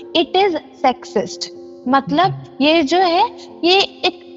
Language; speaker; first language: Hindi; non-native, local second language; Assamese